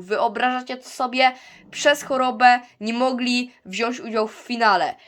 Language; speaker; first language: Polish; native; Polish